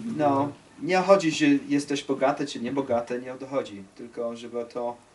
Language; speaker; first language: Polish; non-native, fluent; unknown